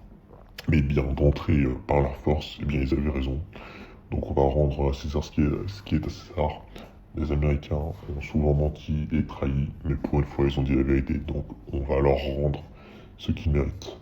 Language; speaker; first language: French; native; French